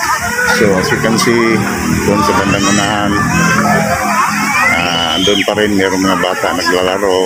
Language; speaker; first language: Filipino; non-native, local second language; Cebuano